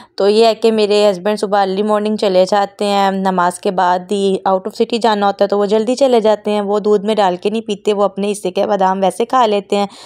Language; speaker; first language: Urdu; non-native, local second language; Punjabi